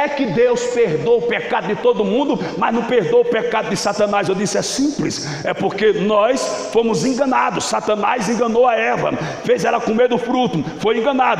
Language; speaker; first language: Portuguese; native; Portuguese